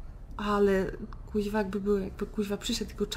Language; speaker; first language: Polish; native; Polish